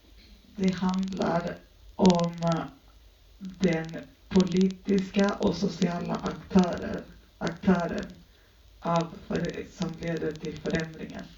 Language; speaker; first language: Swedish; early bilingual, other home language; Spanish